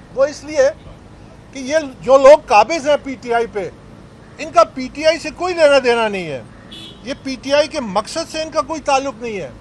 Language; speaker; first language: Urdu; non-native, local second language; Pashto